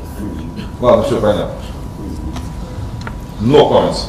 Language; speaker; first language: Russian; native; Russian